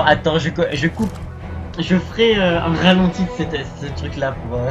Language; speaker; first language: French; native; French